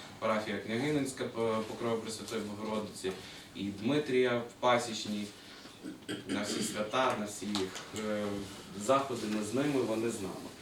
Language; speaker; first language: Ukrainian; native; Ukrainian